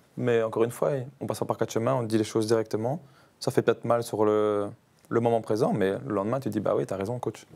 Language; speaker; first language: French; native; French